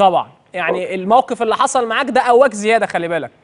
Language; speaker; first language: Arabic; native; Arabic